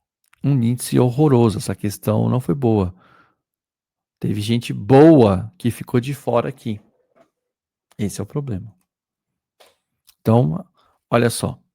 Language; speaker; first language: Portuguese; native; Portuguese